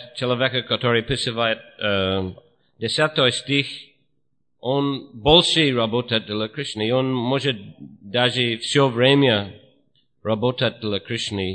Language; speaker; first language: Russian; non-native, fluent; English